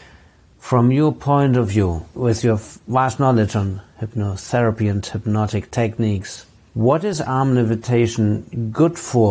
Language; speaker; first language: English; non-native, fluent; German